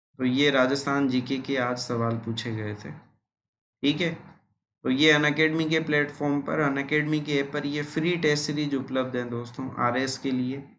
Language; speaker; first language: Hindi; native; Hindi